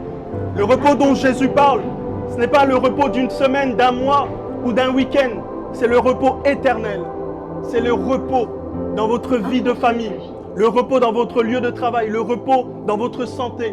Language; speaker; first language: French; native; French